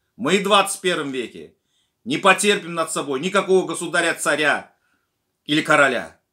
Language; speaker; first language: Russian; non-native, local second language; Turkmen